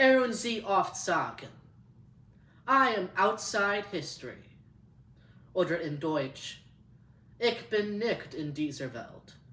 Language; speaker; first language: German; non-native, learner; English